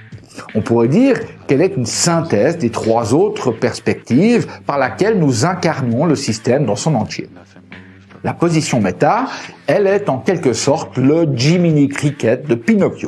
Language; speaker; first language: French; native; French